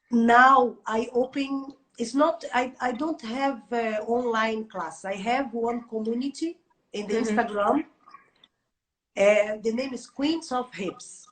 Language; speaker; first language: English; non-native, learner; Portuguese